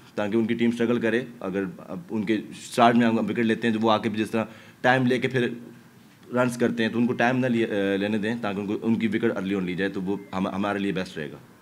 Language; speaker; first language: Urdu; native; Urdu